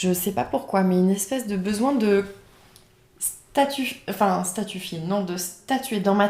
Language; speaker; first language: French; native; French